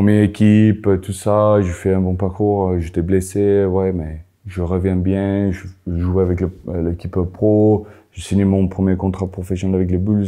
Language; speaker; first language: French; non-native, fluent; Afrikaans